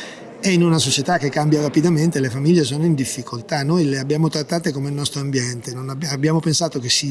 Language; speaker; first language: Italian; native; Italian